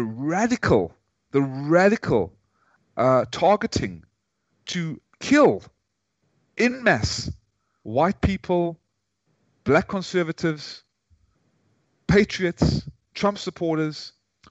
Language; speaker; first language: English; native; English